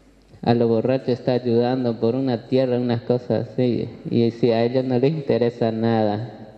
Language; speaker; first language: Spanish; non-native, local second language; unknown